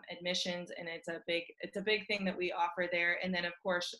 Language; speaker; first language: English; native; English